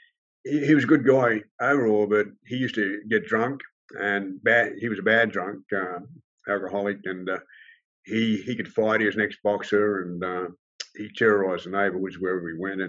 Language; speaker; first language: English; native; English